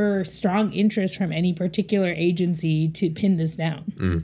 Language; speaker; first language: English; native; English